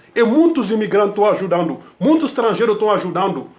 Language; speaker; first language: Portuguese; non-native, fluent; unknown